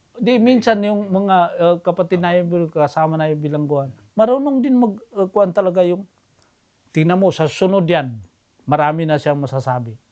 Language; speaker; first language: Filipino; non-native, local second language; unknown